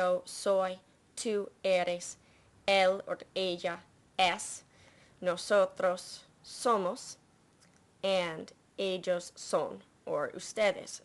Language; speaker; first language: Spanish; non-native, fluent; English